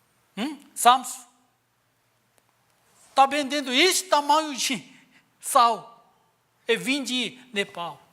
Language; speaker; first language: Portuguese; non-native, learner; Korean